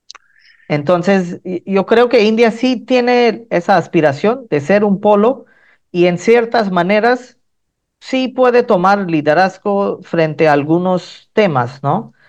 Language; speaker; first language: Spanish; non-native, fluent; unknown